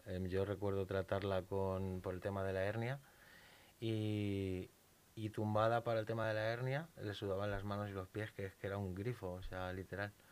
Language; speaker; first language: Spanish; native; Spanish